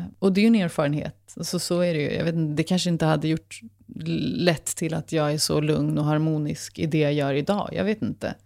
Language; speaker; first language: Swedish; early bilingual, other home language; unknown